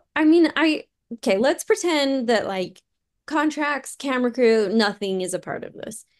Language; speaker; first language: English; native; English